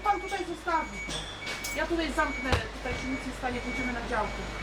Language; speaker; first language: Polish; native; Polish